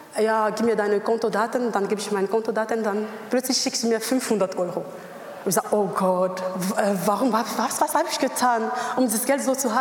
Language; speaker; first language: German; non-native, learner; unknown